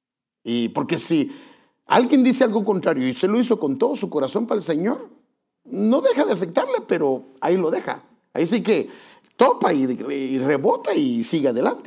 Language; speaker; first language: Spanish; native; Spanish